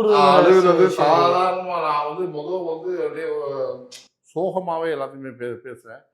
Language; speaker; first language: Tamil; native; Tamil